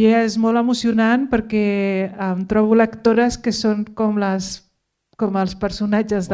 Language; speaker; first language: Catalan; early bilingual, other home language; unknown